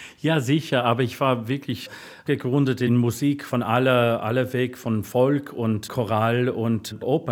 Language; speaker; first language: German; non-native, fluent; English